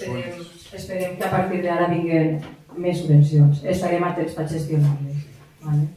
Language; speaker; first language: Catalan; native; Catalan